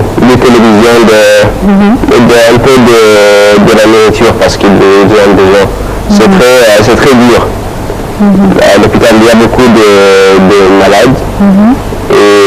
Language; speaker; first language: French; non-native, fluent; Arabic